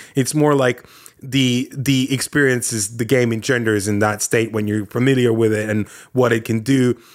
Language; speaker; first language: English; non-native, fluent; Lithuanian